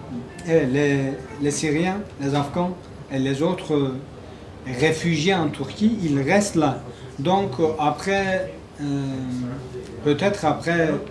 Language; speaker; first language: French; non-native, learner; Kurdish